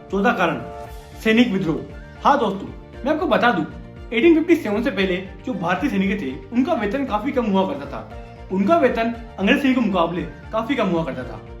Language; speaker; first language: Hindi; non-native, local second language; Bangla